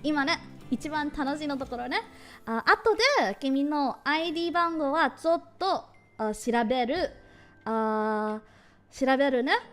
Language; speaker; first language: Japanese; non-native, learner; English